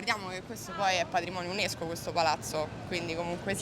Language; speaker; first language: Italian; native; Italian